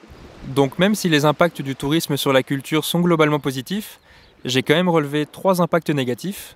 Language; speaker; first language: French; native; French